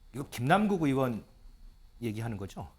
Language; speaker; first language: Korean; native; Korean